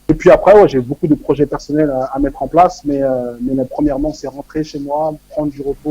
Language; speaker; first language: French; native; French